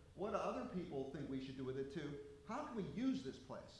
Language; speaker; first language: English; native; English